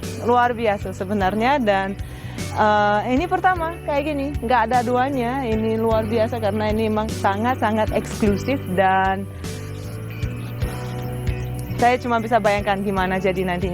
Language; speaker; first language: Indonesian; non-native, fluent; Russian